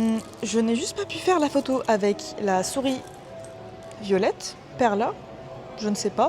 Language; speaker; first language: French; native; French